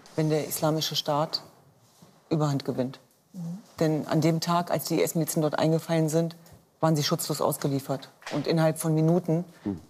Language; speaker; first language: German; native; German